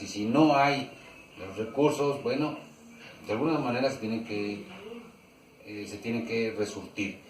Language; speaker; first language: Spanish; native; Spanish